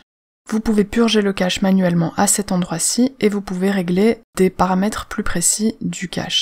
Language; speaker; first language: French; native; French